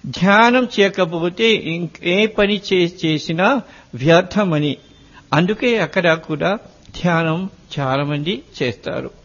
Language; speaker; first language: Telugu; non-native, fluent; Morisyen